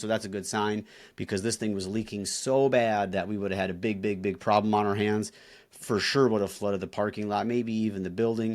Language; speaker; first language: English; native; English